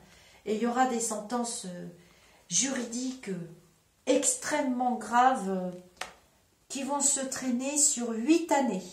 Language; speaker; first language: French; native; French